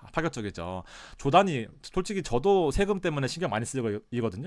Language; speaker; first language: Korean; native; Korean